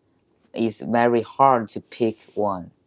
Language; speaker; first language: English; non-native, learner; Chinese